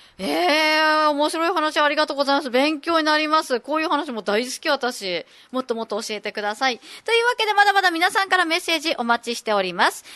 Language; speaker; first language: Japanese; native; Japanese